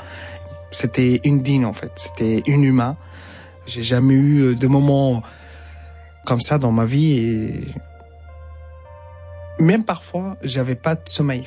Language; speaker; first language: French; non-native, fluent; Arabic